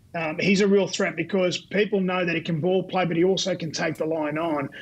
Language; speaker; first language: English; native; English